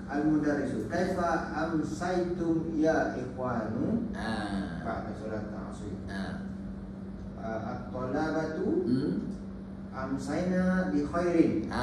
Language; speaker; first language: Arabic; non-native, learner; Malay